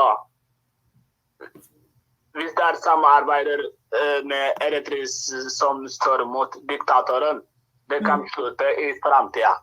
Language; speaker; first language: Swedish; non-native, learner; Norwegian